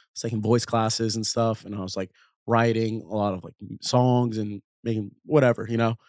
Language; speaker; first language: English; early bilingual, other home language; Arabic